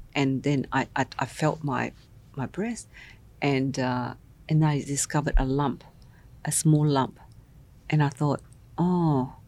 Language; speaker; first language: English; non-native, local second language; Vietnamese